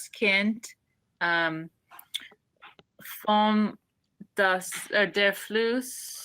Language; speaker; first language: German; non-native, learner; English